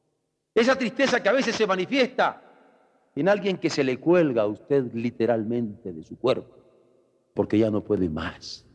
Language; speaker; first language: Spanish; native; Spanish